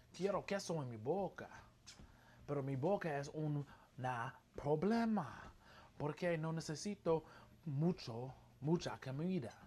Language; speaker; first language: Spanish; non-native, learner; English